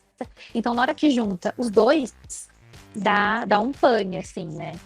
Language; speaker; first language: Portuguese; native; Portuguese